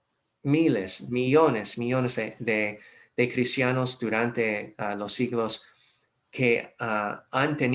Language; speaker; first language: Spanish; non-native, fluent; English